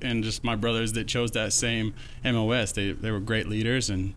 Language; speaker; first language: English; native; English